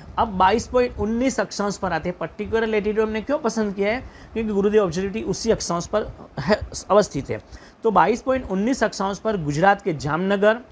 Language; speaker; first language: Hindi; non-native, local second language; Gujarati